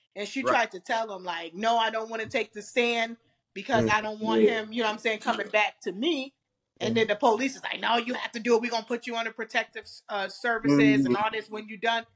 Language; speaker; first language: English; native; English